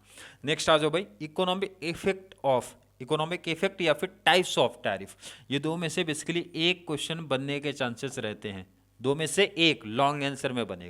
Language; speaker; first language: Hindi; native; Hindi